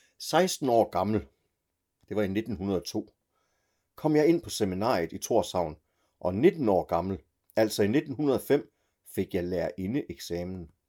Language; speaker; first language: Danish; native; Danish